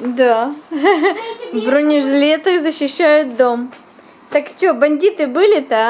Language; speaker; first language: Russian; native; Russian